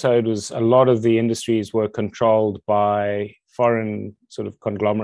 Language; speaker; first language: English; native; English